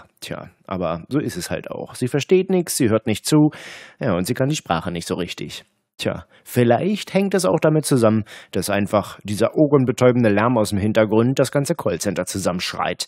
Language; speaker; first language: German; native; German